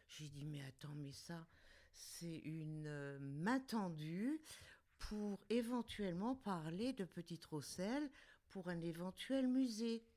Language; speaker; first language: French; native; French